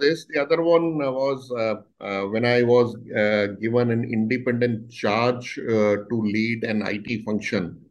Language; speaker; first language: English; non-native, local second language; Hindi